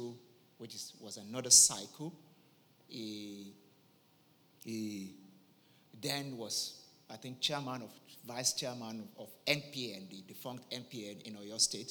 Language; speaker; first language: English; non-native, local second language; Yoruba